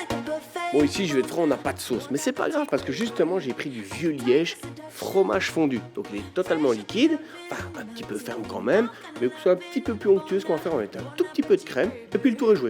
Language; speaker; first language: French; native; French